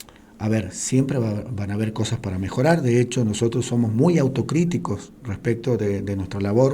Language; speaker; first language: Spanish; native; Spanish